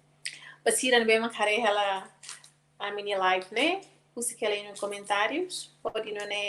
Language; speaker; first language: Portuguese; non-native, local second language; Tetum